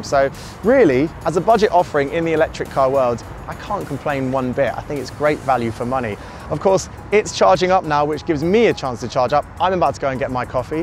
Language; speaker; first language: English; native; English